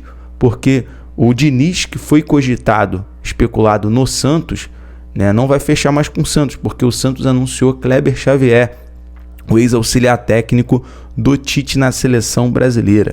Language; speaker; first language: Portuguese; native; Portuguese